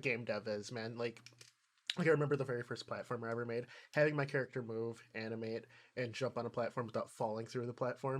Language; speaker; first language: English; native; English